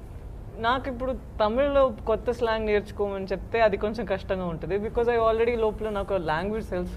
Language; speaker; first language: Telugu; non-native, local second language; Tamil